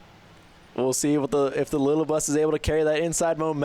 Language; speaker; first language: English; native; English